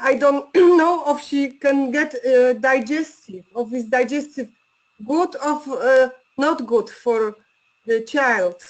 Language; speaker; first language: English; non-native, learner; Polish